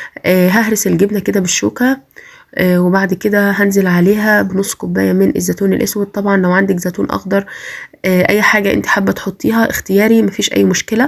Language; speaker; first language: Arabic; native; Arabic